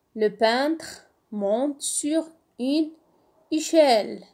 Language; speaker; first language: French; non-native, local second language; Arabic